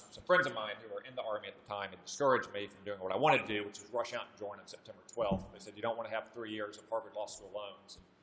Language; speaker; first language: English; native; English